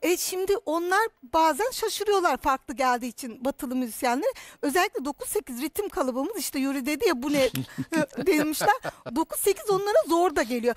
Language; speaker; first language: Turkish; native; Turkish